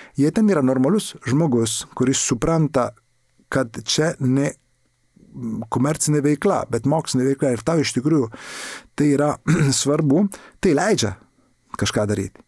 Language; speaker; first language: Lithuanian; non-native, fluent; Italian